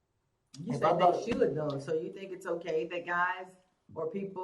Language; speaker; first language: English; native; English